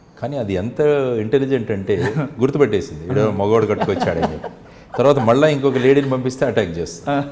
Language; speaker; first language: Telugu; native; Telugu